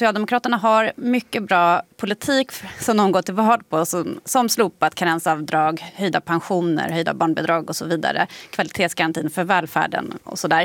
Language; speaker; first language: Swedish; native; Swedish